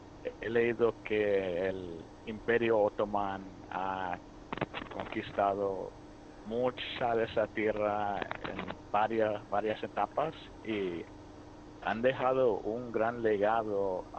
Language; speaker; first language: Spanish; early bilingual, heritage; Spanish